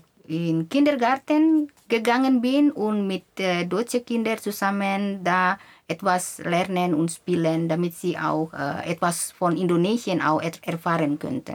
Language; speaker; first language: German; non-native, fluent; Indonesian